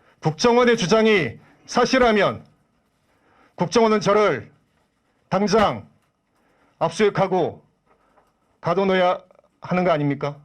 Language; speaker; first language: Korean; native; Korean